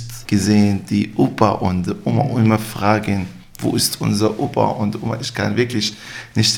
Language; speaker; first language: German; non-native, learner; Arabic